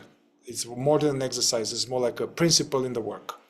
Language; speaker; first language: English; non-native, fluent; Romanian